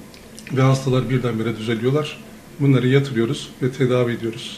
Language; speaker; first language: Turkish; native; Turkish